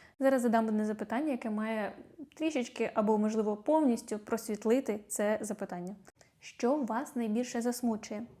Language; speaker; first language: Ukrainian; native; Ukrainian